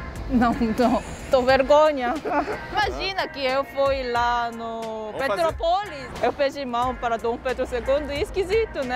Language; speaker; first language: Portuguese; non-native, learner; Korean